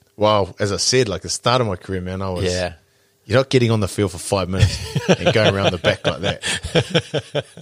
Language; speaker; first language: English; native; English